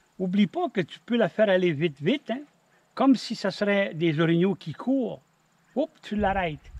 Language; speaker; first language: French; native; French